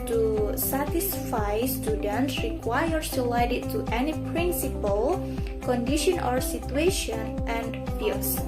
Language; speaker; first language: English; non-native, learner; Indonesian